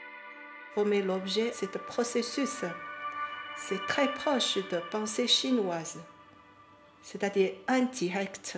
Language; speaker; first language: French; non-native, fluent; Chinese